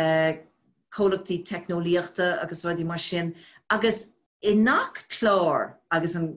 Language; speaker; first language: Irish; non-native, local second language; English